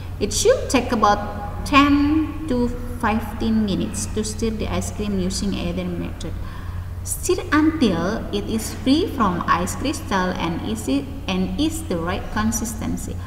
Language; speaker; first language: English; non-native, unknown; Indonesian